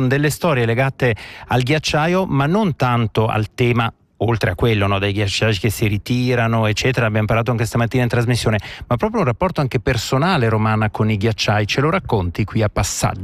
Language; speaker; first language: Italian; native; Italian